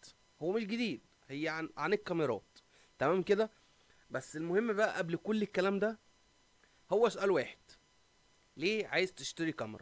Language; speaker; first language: Arabic; native; Arabic